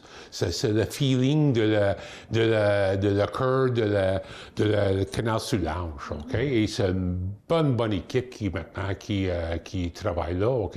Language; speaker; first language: French; non-native, local second language; English